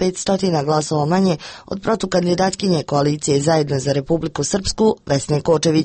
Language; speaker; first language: Croatian; native; Croatian